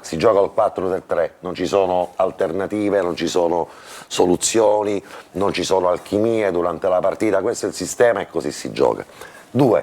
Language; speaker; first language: Italian; native; Italian